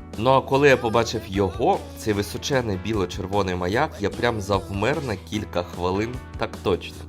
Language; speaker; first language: Ukrainian; native; Ukrainian